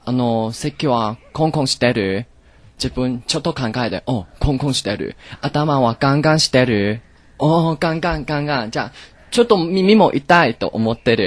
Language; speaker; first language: Japanese; non-native, learner; Chinese